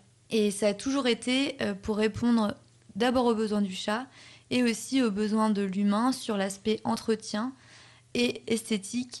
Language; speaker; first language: French; native; French